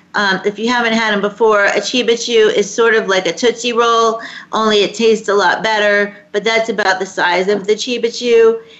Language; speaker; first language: English; native; English